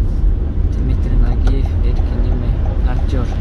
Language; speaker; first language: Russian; non-native, local second language; Kyrgyz